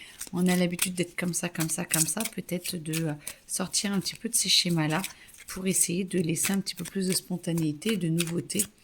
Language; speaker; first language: French; native; French